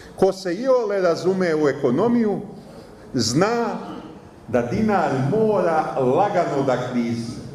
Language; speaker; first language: Bosnian; native; Bosnian